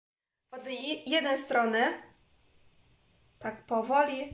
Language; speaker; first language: Polish; non-native, learner; Chinese